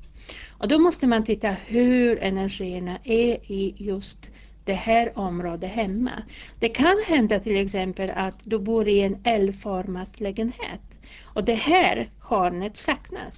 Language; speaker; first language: Swedish; non-native, fluent; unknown